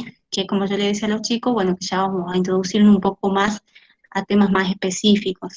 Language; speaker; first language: Spanish; native; Spanish